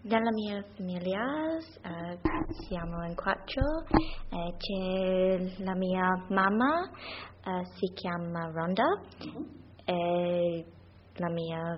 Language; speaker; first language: Italian; non-native, learner; English